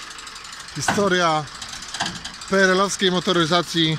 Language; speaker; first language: Polish; native; Polish